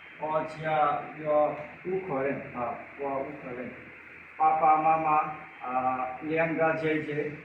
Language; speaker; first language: Chinese; non-native, learner; Bangla